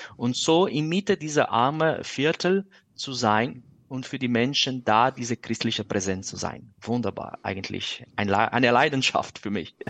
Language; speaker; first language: German; non-native, fluent; Portuguese